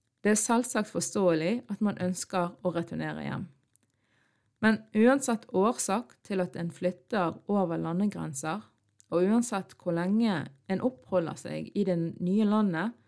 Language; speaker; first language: Norwegian; early bilingual, other home language; Arabic